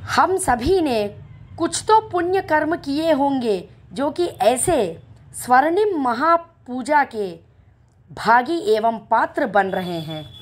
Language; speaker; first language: Hindi; non-native, local second language; Telugu